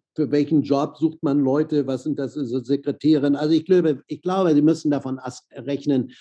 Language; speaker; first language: German; native; German